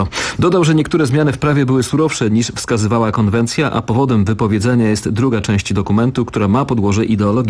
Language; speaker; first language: Polish; native; Polish